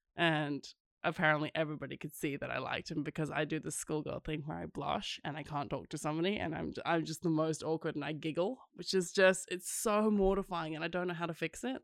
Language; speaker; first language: English; native; English